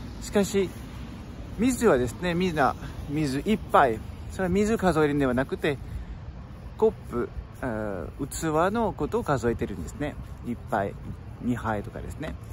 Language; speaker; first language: Japanese; non-native, fluent; French